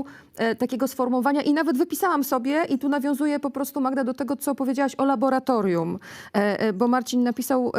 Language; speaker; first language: Polish; native; Polish